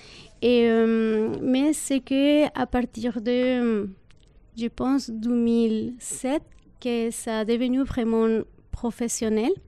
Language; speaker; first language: French; non-native, fluent; Spanish